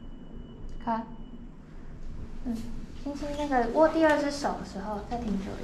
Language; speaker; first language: Chinese; native; Chinese